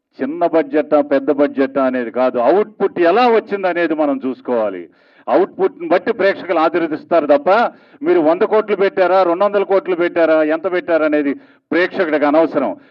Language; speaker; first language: Telugu; native; Telugu